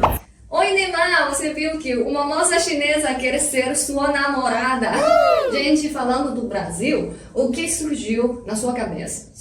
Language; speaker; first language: Portuguese; non-native, fluent; Chinese